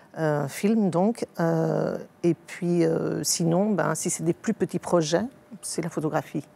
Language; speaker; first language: French; native; French